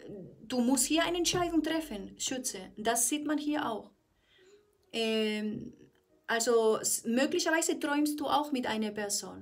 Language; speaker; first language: German; non-native, fluent; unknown